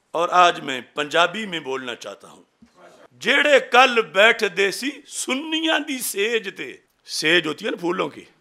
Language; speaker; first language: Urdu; non-native, local second language; Punjabi